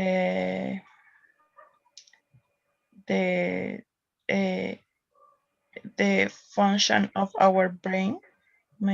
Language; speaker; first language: English; non-native, learner; Spanish